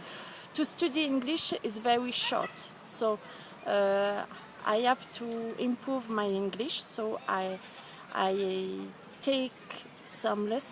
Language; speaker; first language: English; non-native, learner; French